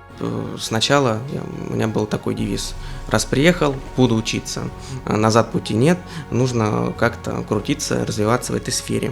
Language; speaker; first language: Russian; native; Russian